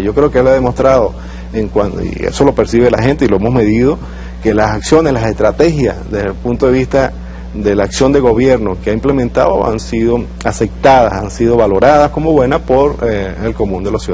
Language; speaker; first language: Spanish; native; Spanish